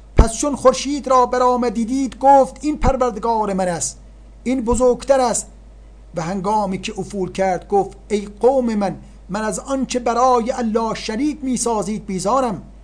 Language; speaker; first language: Persian; native; Persian